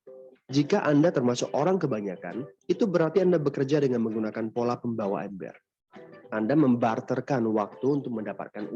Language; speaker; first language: Indonesian; native; Indonesian